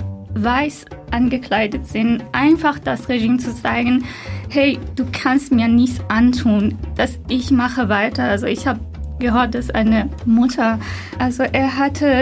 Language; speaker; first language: German; non-native, fluent; Persian